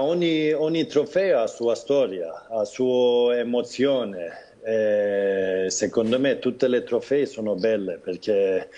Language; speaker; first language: Italian; non-native, fluent; Swedish